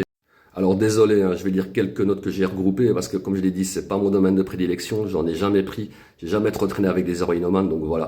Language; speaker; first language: French; native; French